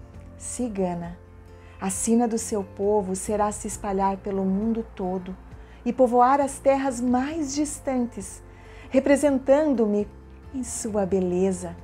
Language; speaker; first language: Portuguese; native; Portuguese